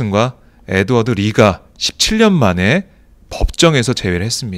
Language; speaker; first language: Korean; native; Korean